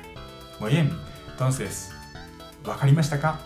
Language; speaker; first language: Spanish; non-native, learner; Japanese